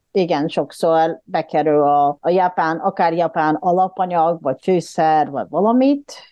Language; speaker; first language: Hungarian; non-native, fluent; Japanese